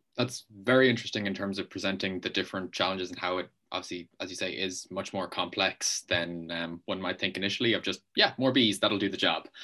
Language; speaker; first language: English; native; English